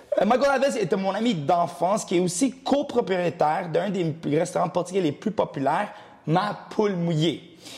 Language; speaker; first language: French; early bilingual, other home language; Portuguese